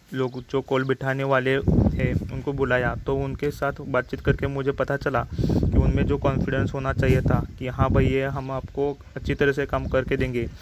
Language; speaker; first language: Hindi; non-native, local second language; Marathi